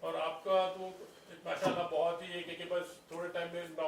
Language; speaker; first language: Hindi; native; Hindi